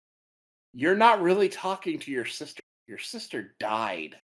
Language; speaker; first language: English; native; English